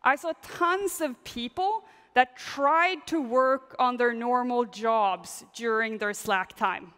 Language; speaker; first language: English; non-native, fluent; Swedish